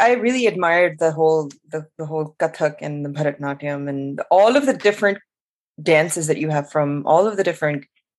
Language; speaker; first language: English; non-native, local second language; Urdu